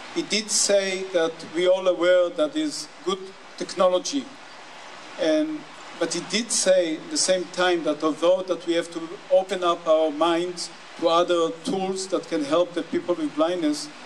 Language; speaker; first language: English; non-native, fluent; Hebrew